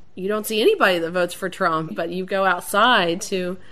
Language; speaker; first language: English; native; English